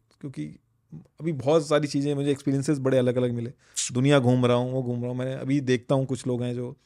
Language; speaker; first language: Hindi; native; Hindi